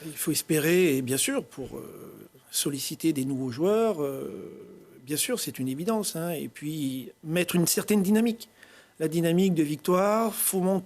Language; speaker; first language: French; native; French